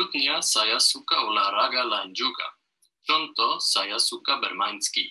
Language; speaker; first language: Indonesian; non-native, learner; German